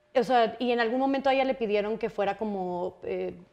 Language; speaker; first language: Spanish; native; Spanish